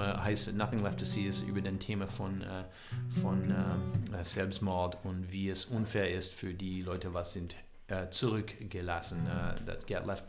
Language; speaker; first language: German; non-native, learner; English